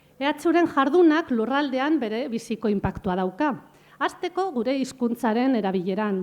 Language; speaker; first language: Basque; native; Basque